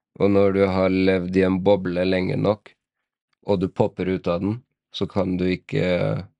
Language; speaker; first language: Norwegian; early bilingual, other home language; Arabic